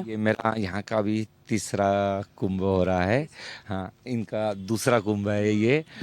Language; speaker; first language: Hindi; native; Hindi